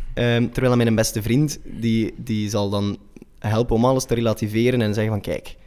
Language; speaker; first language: Dutch; native; Dutch